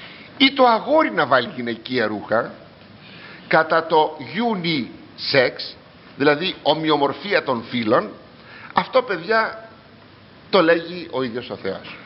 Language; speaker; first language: Greek; native; Greek